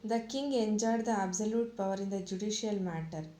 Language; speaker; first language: English; non-native, local second language; Kannada